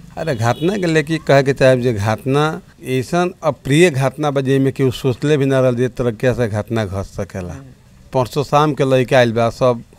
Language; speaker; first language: Hindi; native; Hindi